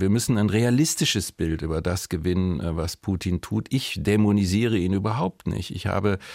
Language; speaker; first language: German; native; German